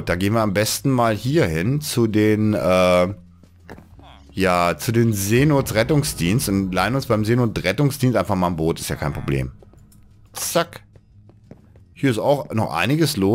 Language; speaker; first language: German; native; German